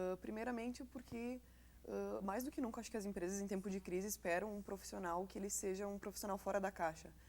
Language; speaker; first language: Portuguese; native; Portuguese